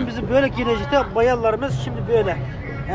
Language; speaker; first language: Turkish; non-native, learner; Uyghur